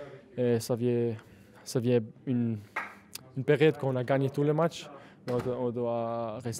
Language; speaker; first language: French; non-native, learner; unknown